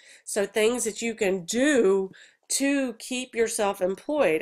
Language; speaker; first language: English; native; English